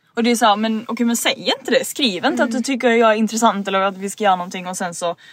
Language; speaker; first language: Swedish; native; Swedish